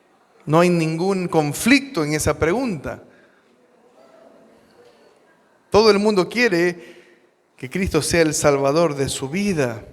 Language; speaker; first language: Spanish; native; Spanish